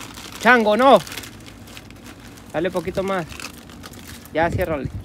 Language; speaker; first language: Spanish; native; Spanish